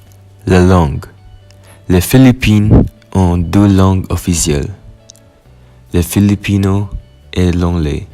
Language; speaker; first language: French; non-native, learner; Filipino